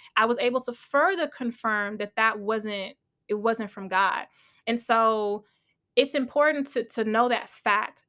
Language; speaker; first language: English; native; English